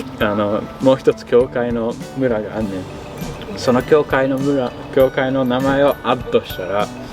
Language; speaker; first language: Japanese; early bilingual, other home language; English